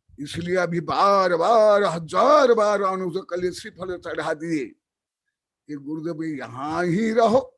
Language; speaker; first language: Hindi; non-native, local second language; Odia